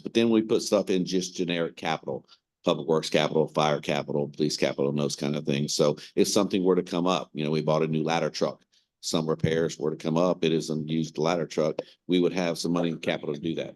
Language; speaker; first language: English; native; English